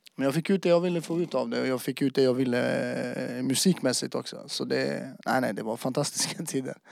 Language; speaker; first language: Swedish; native; Swedish